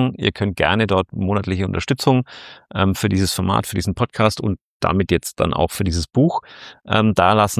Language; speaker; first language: German; native; German